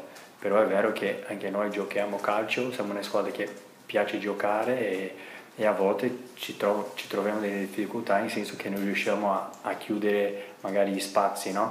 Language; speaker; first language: Italian; non-native, fluent; Portuguese